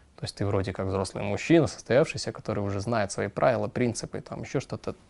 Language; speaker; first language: Russian; non-native, local second language; Kyrgyz